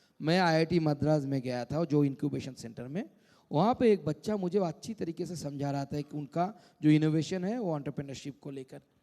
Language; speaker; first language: Hindi; non-native, local second language; Bangla